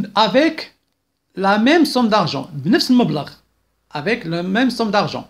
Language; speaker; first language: French; non-native, local second language; Arabic